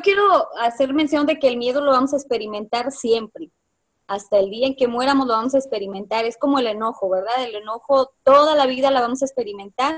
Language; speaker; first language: Spanish; native; Spanish